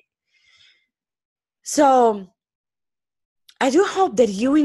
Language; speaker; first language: English; non-native, fluent; Romanian